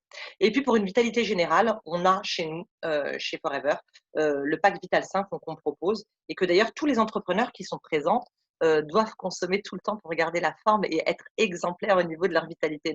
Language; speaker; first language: French; native; French